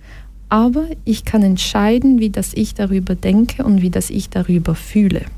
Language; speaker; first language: German; early bilingual, other home language; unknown